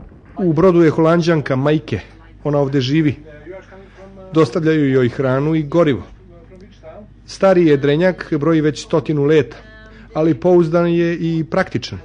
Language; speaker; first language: Serbian; native; Serbian